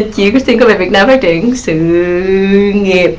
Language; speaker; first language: Vietnamese; early bilingual, heritage; Vietnamese